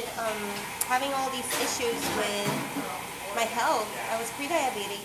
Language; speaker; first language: English; non-native, fluent; Spanish